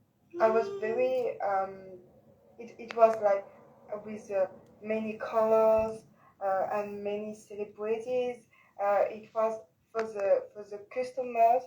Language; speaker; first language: English; non-native, learner; French